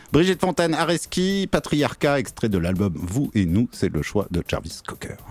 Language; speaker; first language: French; native; French